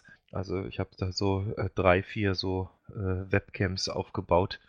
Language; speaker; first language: German; native; German